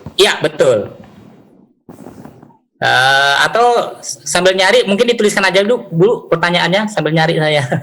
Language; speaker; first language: Indonesian; native; Indonesian